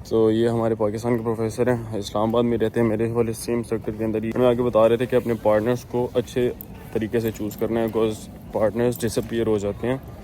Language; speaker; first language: Urdu; native; Urdu